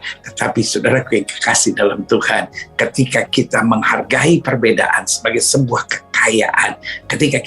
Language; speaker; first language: Indonesian; native; Indonesian